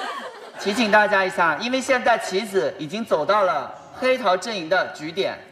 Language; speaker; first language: Chinese; native; Chinese